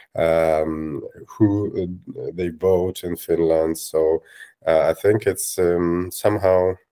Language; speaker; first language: English; non-native, fluent; Russian